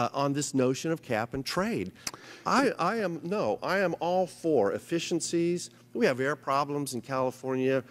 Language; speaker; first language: English; native; English